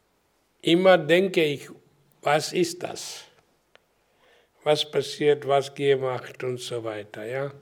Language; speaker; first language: German; non-native, learner; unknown